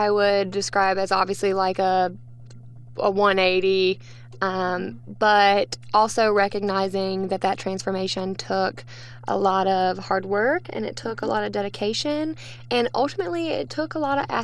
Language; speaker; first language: English; native; English